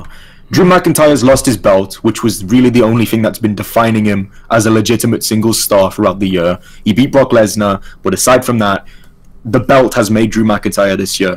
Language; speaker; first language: English; native; English